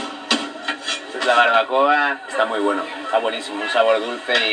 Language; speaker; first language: Spanish; native; Spanish